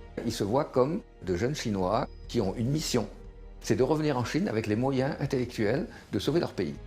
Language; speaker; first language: French; native; French